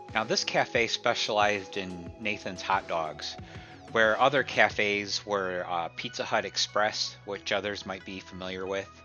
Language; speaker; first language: English; native; English